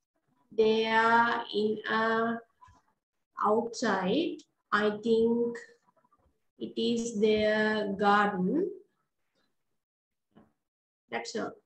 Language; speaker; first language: English; non-native, learner; Sinhala